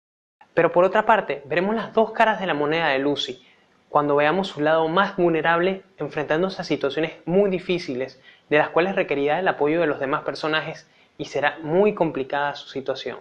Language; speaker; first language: Spanish; native; Spanish